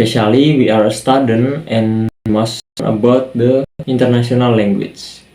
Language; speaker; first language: English; non-native, learner; Indonesian